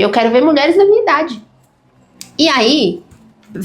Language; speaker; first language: Portuguese; native; Portuguese